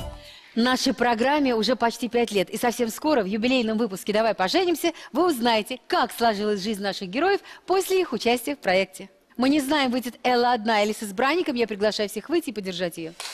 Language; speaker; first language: Russian; native; Russian